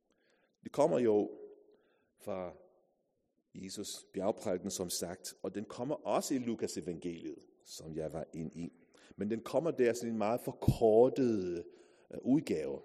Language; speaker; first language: Danish; non-native, fluent; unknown